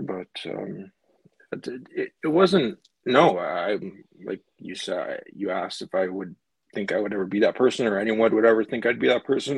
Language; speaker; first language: English; native; English